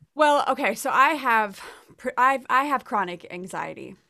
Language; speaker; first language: English; native; English